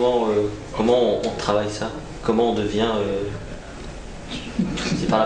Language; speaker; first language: French; non-native, learner; Spanish